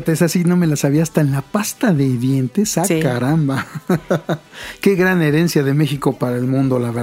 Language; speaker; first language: Spanish; native; Spanish